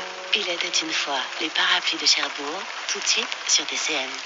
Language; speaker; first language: French; native; French